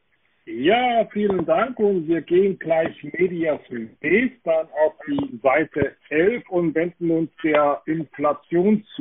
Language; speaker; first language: German; native; German